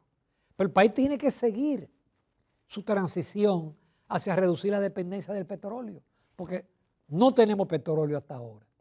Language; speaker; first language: Spanish; native; Spanish